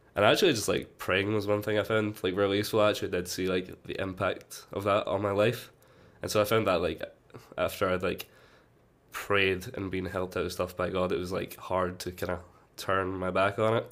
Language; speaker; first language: English; native; English